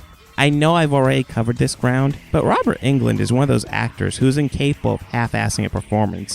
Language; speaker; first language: English; native; English